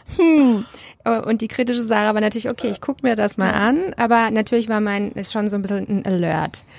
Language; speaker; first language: German; native; German